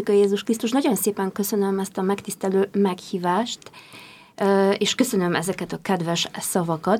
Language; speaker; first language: Hungarian; non-native, fluent; Polish